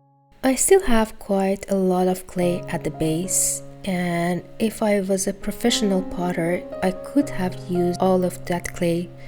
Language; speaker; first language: English; non-native, fluent; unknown